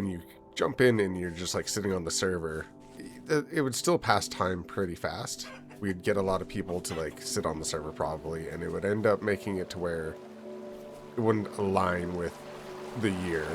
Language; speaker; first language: English; native; English